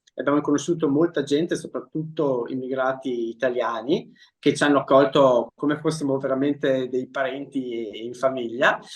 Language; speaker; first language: Italian; native; Italian